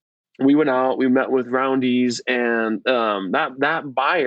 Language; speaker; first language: English; native; English